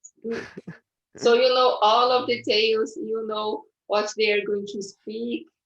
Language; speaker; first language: English; non-native, fluent; Portuguese